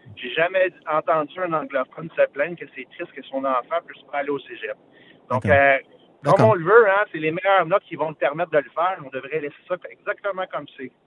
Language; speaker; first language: French; native; French